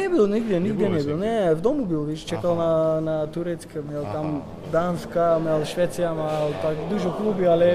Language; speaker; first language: Polish; non-native, learner; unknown